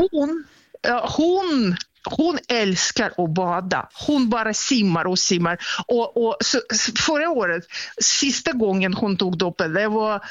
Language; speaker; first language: Swedish; non-native, fluent; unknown